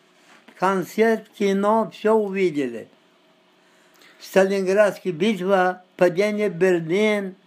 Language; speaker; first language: Russian; non-native, local second language; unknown